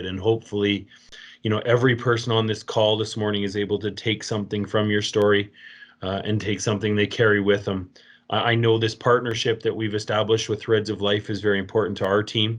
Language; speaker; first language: English; native; English